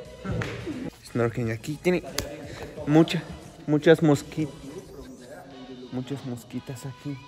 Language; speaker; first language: Spanish; non-native, fluent; Arabic